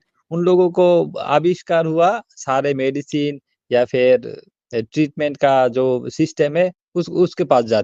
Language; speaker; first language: Hindi; non-native, learner; Bangla